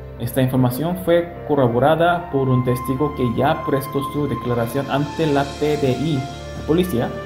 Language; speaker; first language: Spanish; non-native, fluent; Korean